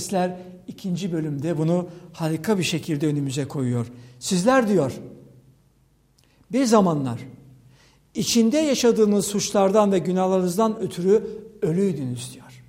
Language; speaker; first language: Turkish; native; Turkish